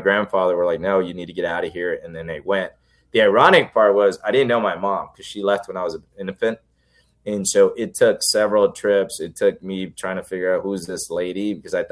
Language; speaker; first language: English; early bilingual, other home language; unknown